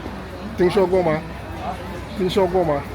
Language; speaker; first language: Chinese; non-native, learner; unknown